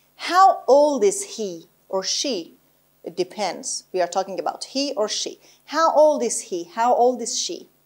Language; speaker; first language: English; non-native, fluent; Persian